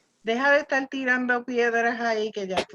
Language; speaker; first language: Spanish; native; Spanish